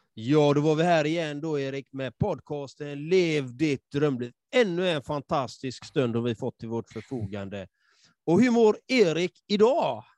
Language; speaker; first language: Swedish; native; Swedish